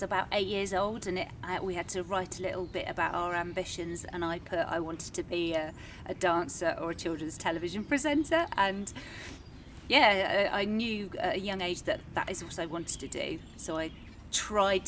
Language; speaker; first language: English; native; English